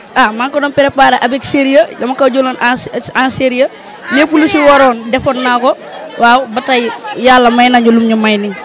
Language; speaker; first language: Wolof; native; Wolof